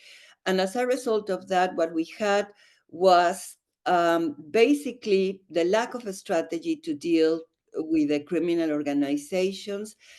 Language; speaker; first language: English; non-native, fluent; Spanish